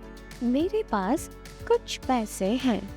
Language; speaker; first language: Hindi; non-native, fluent; Sinhala